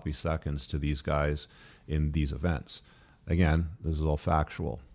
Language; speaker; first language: English; native; English